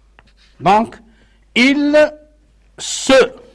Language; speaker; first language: French; non-native, local second language; Arabic